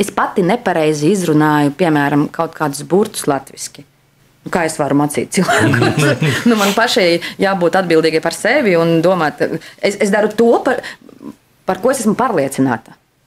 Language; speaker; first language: Latvian; non-native, local second language; Russian